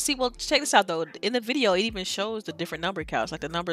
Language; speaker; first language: English; native; English